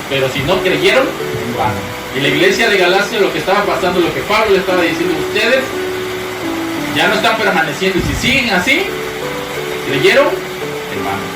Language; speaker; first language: Spanish; native; Spanish